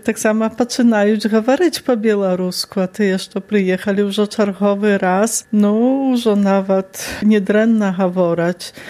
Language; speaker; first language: Belarusian; native; Belarusian